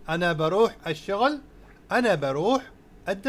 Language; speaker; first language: Arabic; non-native, fluent; Urdu